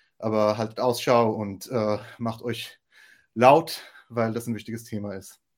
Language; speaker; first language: German; non-native, fluent; Hebrew